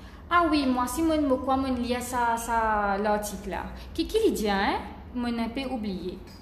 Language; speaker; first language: French; non-native, local second language; Morisyen